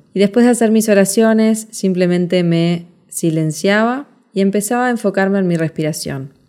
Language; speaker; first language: Spanish; native; Spanish